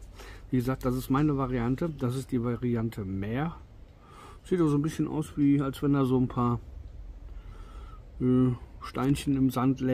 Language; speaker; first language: German; native; German